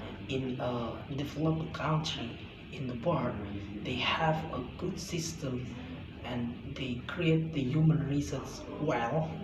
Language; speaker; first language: English; non-native, learner; Indonesian